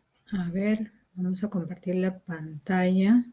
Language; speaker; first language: Spanish; native; Spanish